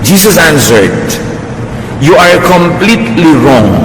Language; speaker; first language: English; non-native, local second language; Filipino